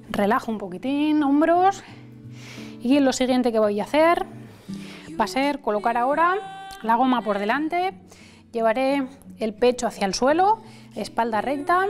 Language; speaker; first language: Spanish; native; Spanish